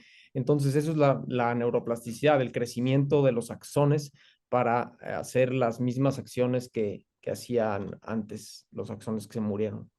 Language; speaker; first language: Spanish; native; Spanish